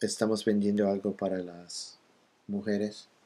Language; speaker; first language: Spanish; non-native, fluent; English